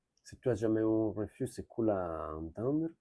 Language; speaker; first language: French; non-native, learner; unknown